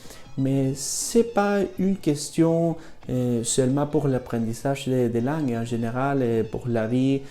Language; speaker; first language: French; non-native, fluent; Spanish